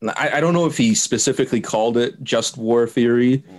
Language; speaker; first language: English; non-native, fluent; German